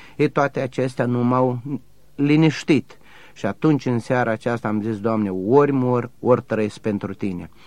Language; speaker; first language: Romanian; native; Romanian